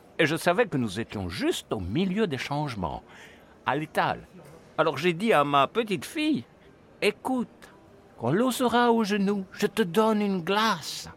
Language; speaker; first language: French; non-native, fluent; Swiss German